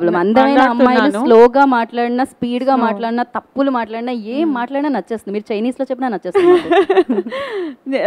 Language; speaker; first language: Telugu; native; Telugu